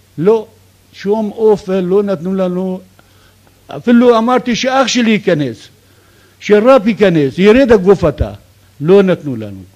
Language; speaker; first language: Hebrew; non-native, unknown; Kurdish